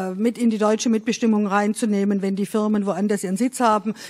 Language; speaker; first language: German; native; German